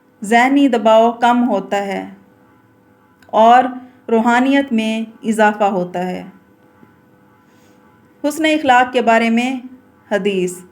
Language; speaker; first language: Urdu; native; Urdu